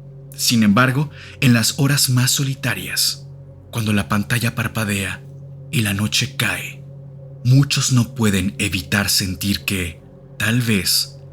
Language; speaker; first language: Spanish; native; Spanish